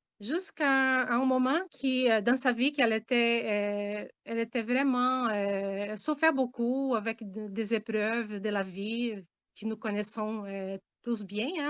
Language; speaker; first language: French; non-native, fluent; Portuguese